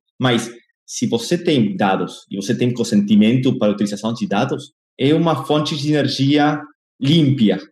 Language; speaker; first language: Portuguese; non-native, fluent; Spanish